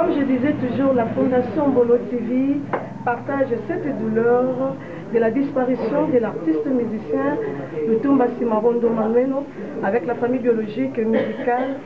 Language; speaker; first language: French; non-native, local second language; Lingala